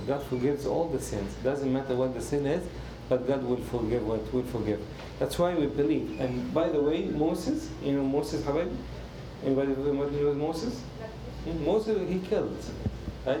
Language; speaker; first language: English; non-native, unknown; Arabic